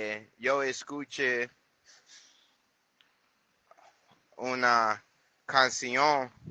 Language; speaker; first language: Spanish; non-native, learner; English